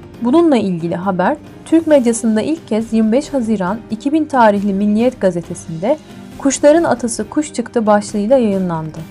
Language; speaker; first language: Turkish; native; Turkish